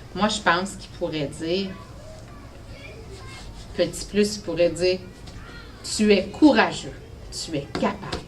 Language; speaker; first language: French; native; French